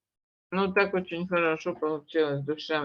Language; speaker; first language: Russian; native; Russian